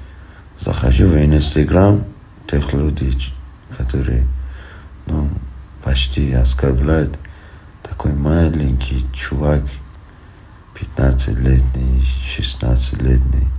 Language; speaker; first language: Russian; non-native, fluent; Persian